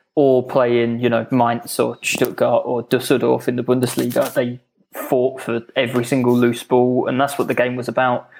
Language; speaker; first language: English; native; English